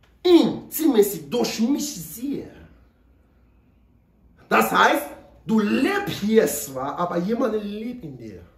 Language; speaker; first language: German; non-native, learner; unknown